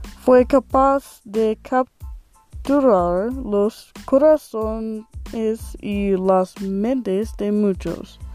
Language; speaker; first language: Spanish; non-native, learner; English